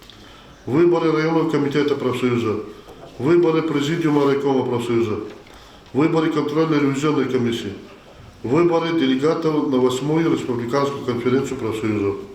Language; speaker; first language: Russian; non-native, local second language; Lezghian